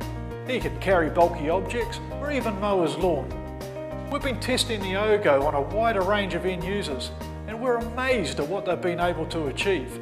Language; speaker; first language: English; native; English